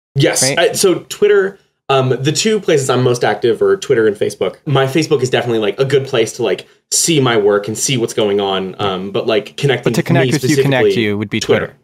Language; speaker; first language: English; native; English